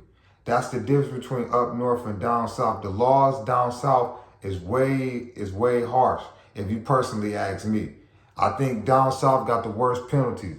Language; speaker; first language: English; native; English